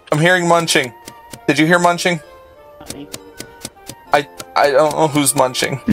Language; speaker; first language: English; native; English